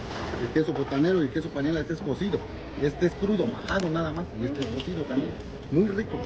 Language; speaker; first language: Spanish; native; Spanish